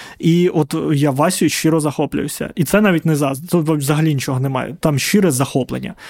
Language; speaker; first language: Ukrainian; non-native, local second language; Russian